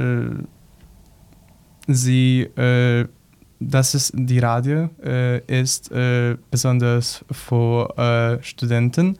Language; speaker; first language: German; non-native, learner; Polish